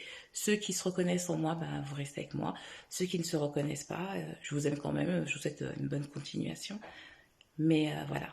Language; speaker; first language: French; native; French